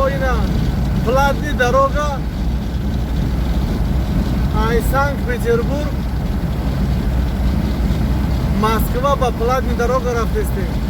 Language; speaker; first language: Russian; non-native, learner; Tajik